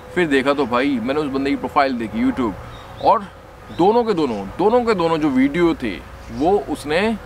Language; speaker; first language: Hindi; native; Hindi